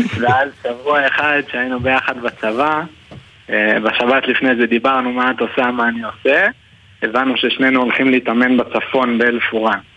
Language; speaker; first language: Hebrew; native; Hebrew